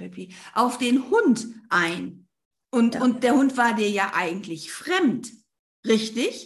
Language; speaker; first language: German; native; German